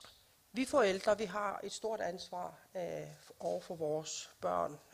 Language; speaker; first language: Danish; non-native, local second language; Kalaallisut